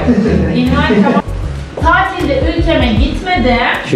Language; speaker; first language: Turkish; non-native, learner; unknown